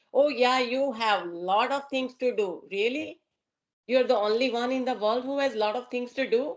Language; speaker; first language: English; non-native, local second language; Gujarati